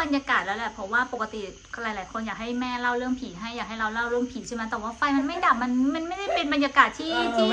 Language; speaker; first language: Thai; native; Thai